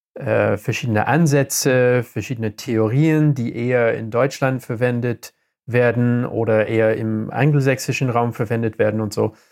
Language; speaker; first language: German; non-native, fluent; English